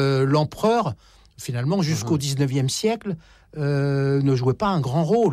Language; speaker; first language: French; native; French